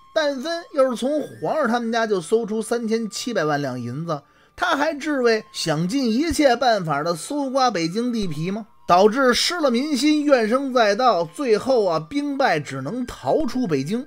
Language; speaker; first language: Chinese; native; Chinese